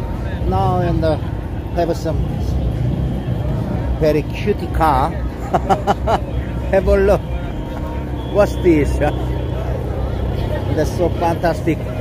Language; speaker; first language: English; non-native, learner; Korean